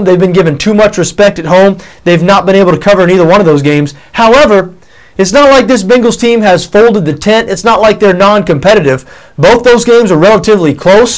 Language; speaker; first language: English; native; English